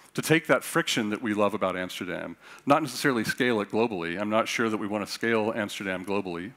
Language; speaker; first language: English; native; English